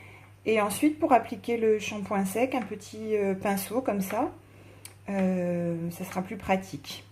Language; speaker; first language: French; native; French